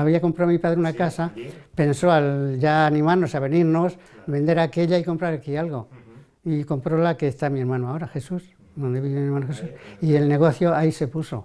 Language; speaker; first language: Spanish; native; Spanish